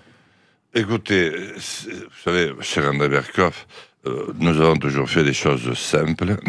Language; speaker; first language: French; native; French